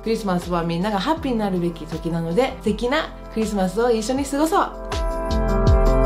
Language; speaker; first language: Japanese; non-native, fluent; English